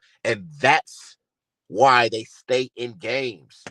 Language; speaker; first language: English; native; English